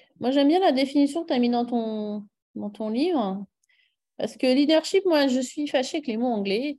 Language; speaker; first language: French; native; French